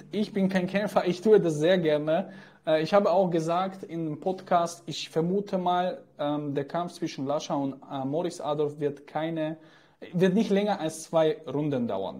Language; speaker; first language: German; native; German